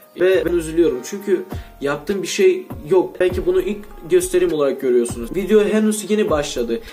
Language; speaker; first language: Turkish; non-native, fluent; Russian